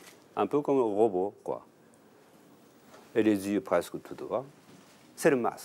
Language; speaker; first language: French; non-native, learner; Japanese